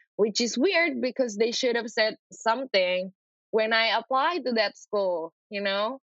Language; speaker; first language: English; non-native, fluent; Indonesian